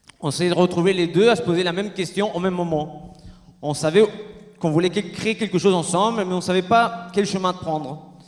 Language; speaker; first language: French; non-native, fluent; Spanish